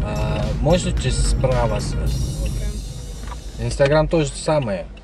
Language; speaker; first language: Russian; non-native, local second language; Uzbek